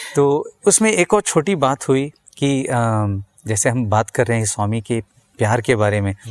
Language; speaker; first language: Hindi; non-native, local second language; Tamil